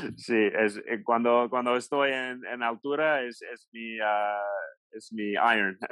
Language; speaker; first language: Spanish; non-native, learner; English